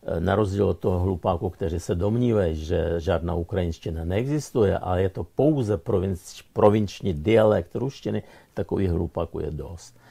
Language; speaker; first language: Czech; non-native, fluent; Russian